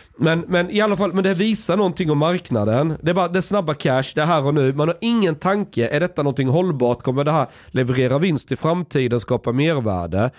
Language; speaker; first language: Swedish; native; Swedish